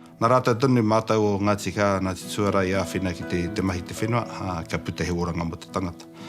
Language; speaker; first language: Māori; native; Māori